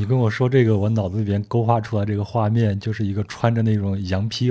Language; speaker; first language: Chinese; native; Chinese